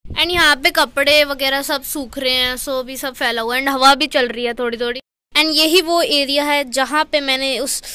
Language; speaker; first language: Hindi; native; Hindi